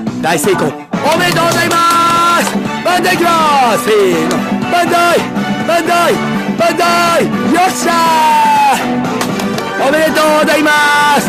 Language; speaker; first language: Japanese; native; Japanese